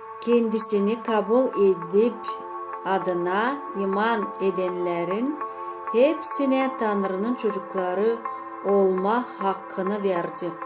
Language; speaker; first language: Turkish; non-native, fluent; Azerbaijani